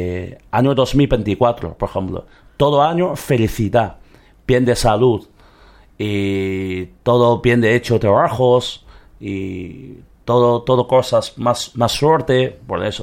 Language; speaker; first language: Spanish; non-native, learner; Chinese